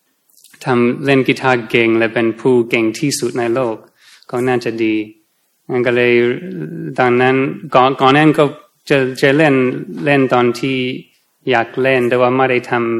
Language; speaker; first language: Thai; non-native, fluent; English